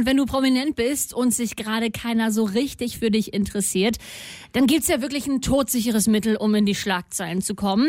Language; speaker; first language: German; native; German